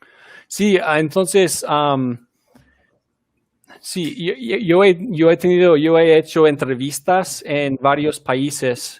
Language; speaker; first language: Spanish; early bilingual, heritage; Spanish